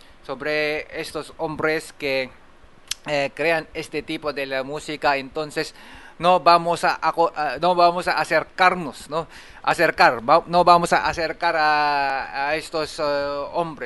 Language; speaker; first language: Spanish; non-native, fluent; Japanese